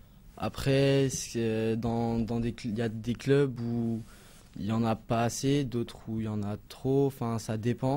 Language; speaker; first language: French; native; French